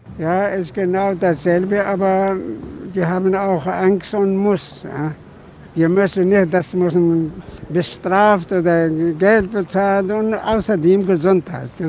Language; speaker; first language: German; non-native, learner; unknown